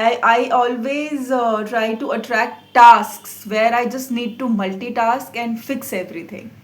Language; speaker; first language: English; non-native, local second language; Hindi